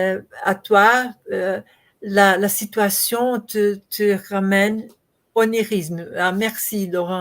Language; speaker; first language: French; non-native, learner; Portuguese